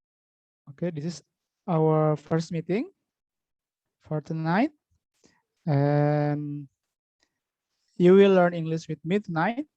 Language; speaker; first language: English; non-native, fluent; Indonesian